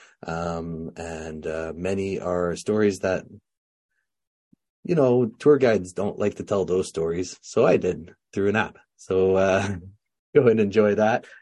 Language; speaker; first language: English; non-native, local second language; French